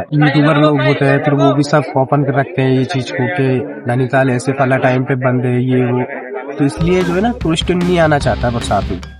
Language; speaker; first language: Hindi; native; Hindi